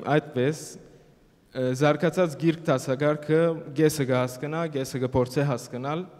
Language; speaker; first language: Armenian; early bilingual, heritage; Armenian